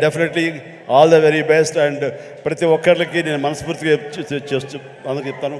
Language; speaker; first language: Telugu; native; Telugu